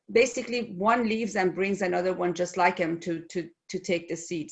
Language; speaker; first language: English; non-native, fluent; Persian